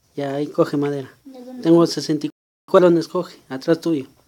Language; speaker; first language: Spanish; native; Spanish